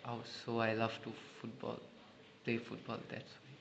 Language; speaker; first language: English; non-native, learner; Bangla